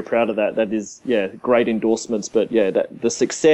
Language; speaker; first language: English; native; English